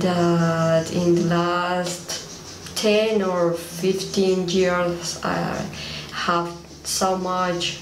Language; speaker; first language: English; non-native, learner; Spanish